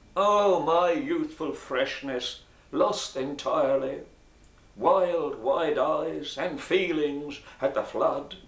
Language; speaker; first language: English; native; English